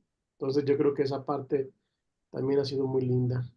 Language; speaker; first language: Spanish; native; Spanish